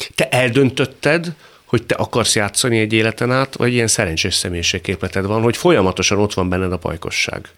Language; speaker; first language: Hungarian; native; Hungarian